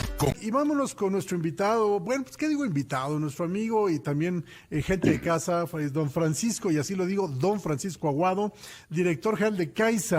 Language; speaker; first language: Spanish; native; Spanish